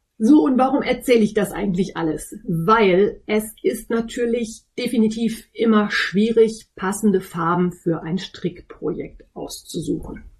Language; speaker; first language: German; native; German